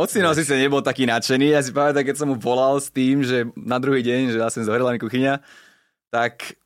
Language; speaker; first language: Slovak; early bilingual, other home language; Italian